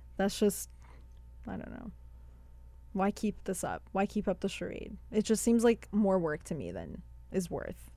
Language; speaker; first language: English; early bilingual, other home language; Persian